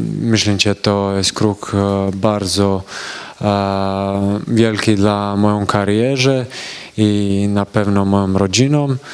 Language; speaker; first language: Polish; non-native, learner; Croatian